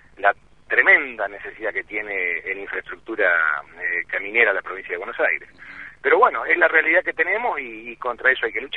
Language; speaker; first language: Spanish; native; Spanish